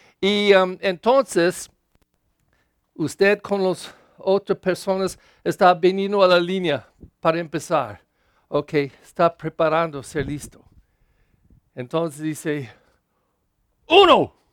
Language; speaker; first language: Spanish; non-native, learner; English